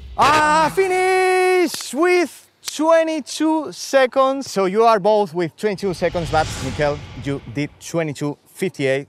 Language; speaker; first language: English; non-native, fluent; Spanish